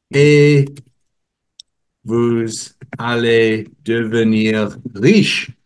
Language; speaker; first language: French; non-native, learner; English